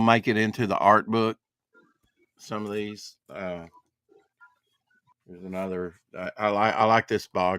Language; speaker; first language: English; native; English